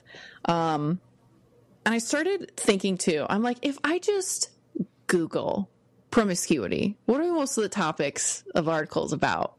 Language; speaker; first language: English; native; English